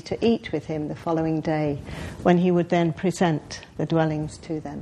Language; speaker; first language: English; native; English